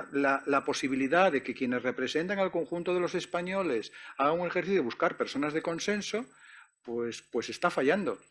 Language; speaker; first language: Spanish; native; Spanish